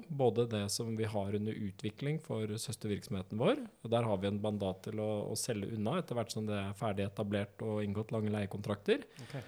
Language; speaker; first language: Norwegian; native; Norwegian